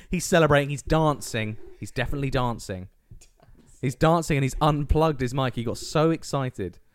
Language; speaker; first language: English; native; English